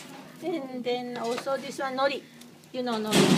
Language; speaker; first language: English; non-native, learner; Japanese